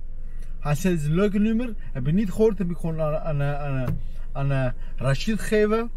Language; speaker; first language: Dutch; non-native, fluent; Armenian